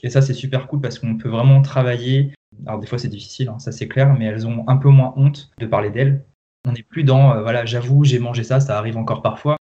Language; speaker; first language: French; native; French